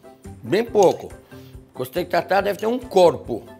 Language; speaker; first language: Portuguese; non-native, fluent; French